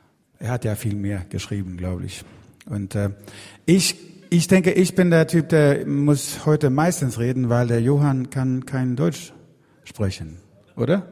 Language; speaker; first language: German; non-native, learner; Swedish